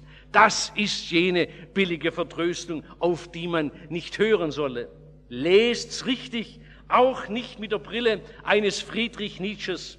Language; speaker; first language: German; native; German